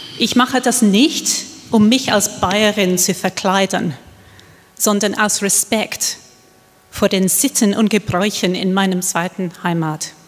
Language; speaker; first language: German; non-native, fluent; English